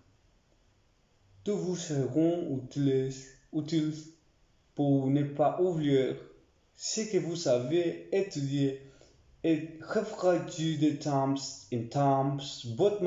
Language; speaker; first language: French; non-native, learner; Spanish